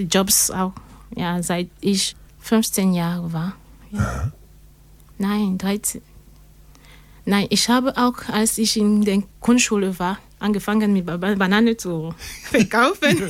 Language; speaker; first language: German; non-native, learner; French